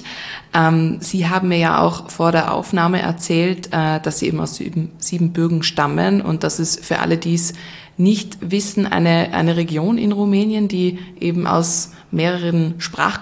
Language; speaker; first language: German; native; German